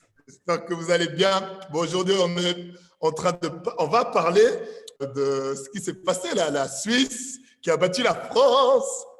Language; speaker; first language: French; native; French